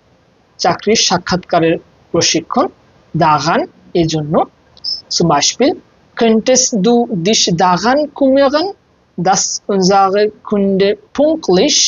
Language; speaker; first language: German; non-native, fluent; Bangla